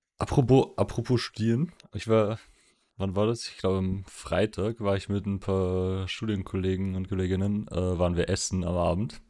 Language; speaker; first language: German; native; German